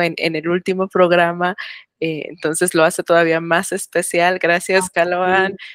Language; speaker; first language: Spanish; native; Spanish